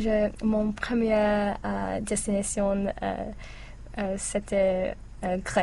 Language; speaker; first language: French; non-native, learner; English